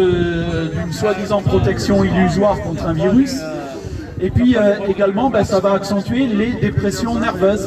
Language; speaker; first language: French; native; French